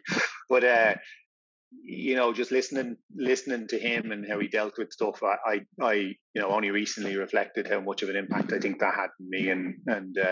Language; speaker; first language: English; native; English